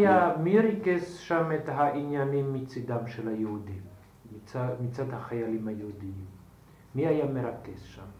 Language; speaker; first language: Hebrew; non-native, fluent; Slovak